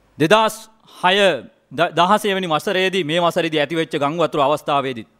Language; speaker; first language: Sinhala; non-native, local second language; Tamil